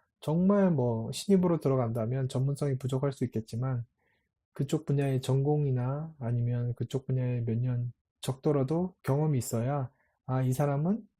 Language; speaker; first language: Korean; native; Korean